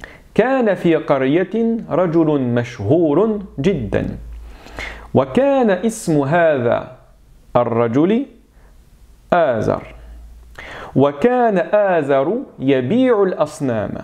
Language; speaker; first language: Arabic; non-native, fluent; French